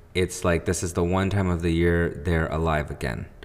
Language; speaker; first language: English; early bilingual, other home language; Spanish